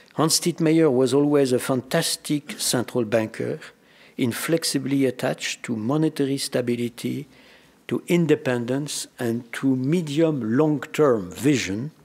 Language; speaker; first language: English; non-native, fluent; French